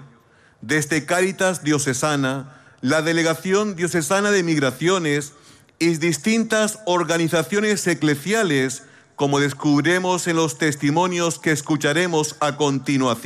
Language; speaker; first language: Spanish; native; Spanish